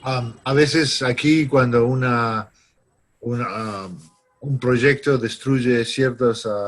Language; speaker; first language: Spanish; non-native, fluent; English